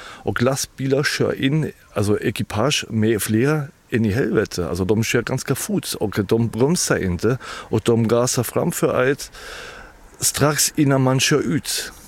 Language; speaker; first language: Swedish; non-native, learner; German